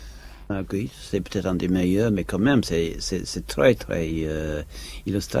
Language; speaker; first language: French; non-native, fluent; English